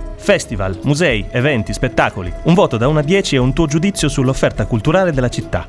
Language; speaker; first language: Italian; native; Italian